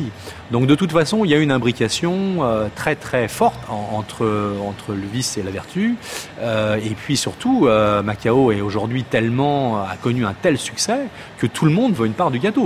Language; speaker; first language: French; native; French